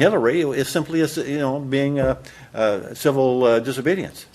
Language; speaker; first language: English; native; English